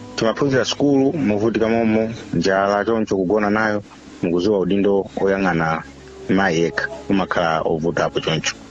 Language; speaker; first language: Nyanja; native; Nyanja